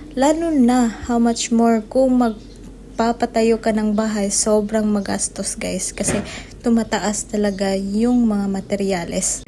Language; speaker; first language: Filipino; non-native, local second language; Cebuano